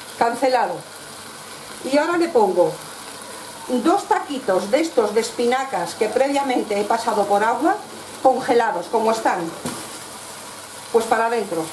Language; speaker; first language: Spanish; native; Spanish